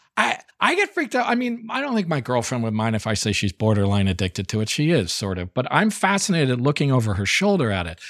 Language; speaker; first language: English; native; English